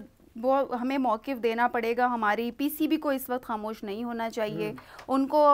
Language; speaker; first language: Urdu; native; Urdu